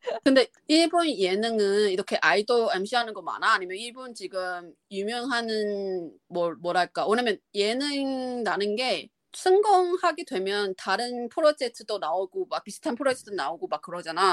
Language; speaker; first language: Korean; non-native, fluent; Chinese